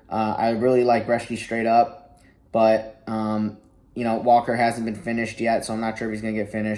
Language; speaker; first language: English; native; English